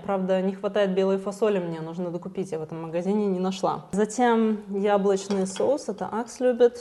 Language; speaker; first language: Russian; native; Russian